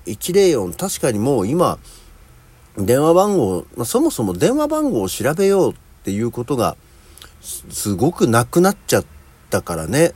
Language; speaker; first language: Japanese; native; Japanese